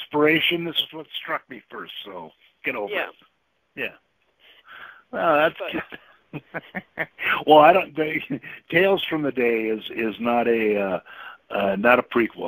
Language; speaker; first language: English; native; English